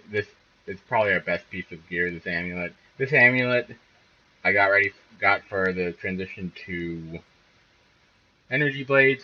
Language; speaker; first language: English; native; English